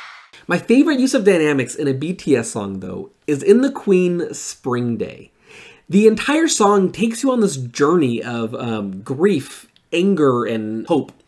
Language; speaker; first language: English; native; English